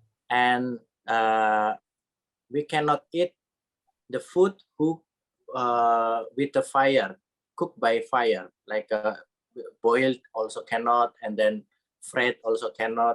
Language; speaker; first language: English; non-native, learner; Indonesian